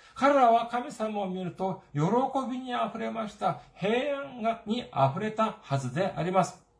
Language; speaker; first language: Japanese; non-native, fluent; Korean